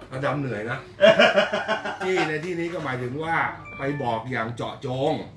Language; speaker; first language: Thai; native; Thai